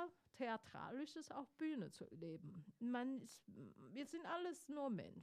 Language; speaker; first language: German; non-native, fluent; Chinese